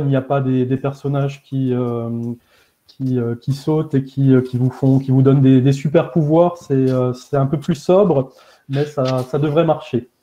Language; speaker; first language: French; native; French